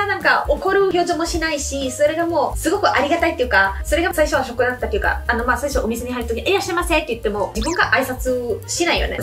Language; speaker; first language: Japanese; non-native, fluent; Italian